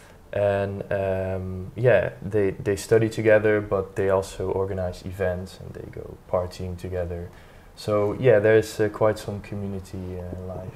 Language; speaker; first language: English; non-native, fluent; Dutch